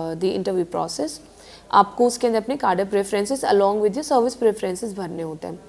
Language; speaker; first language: Hindi; native; Hindi